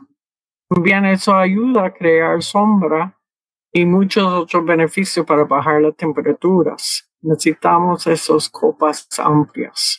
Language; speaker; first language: Spanish; early bilingual, heritage; Spanish